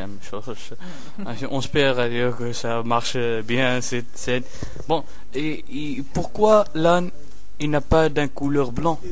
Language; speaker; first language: French; non-native, local second language; Arabic